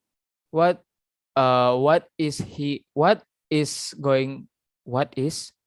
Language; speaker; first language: English; non-native, learner; Indonesian